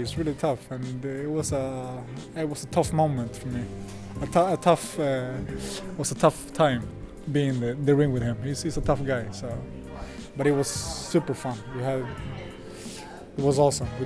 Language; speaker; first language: English; non-native, fluent; Swedish